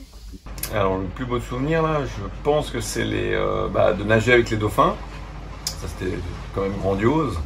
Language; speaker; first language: French; native; French